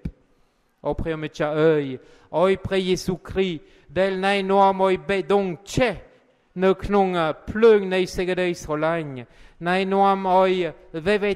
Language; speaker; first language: Khmer; non-native, fluent; French